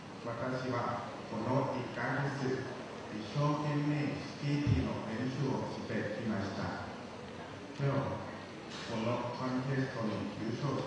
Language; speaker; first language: Japanese; non-native, learner; Lao